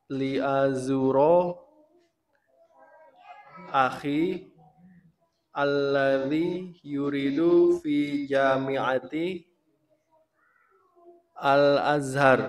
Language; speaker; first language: Arabic; non-native, learner; Indonesian